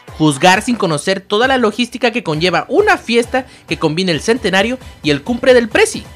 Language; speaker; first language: Spanish; native; Spanish